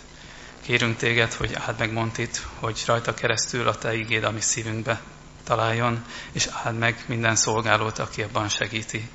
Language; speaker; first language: Hungarian; native; Hungarian